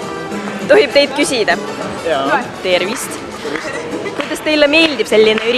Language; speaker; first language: Estonian; native; Estonian